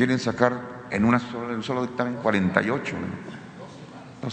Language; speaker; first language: Spanish; native; Spanish